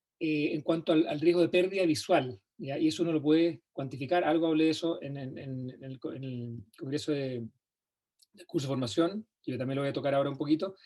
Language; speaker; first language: Spanish; native; Spanish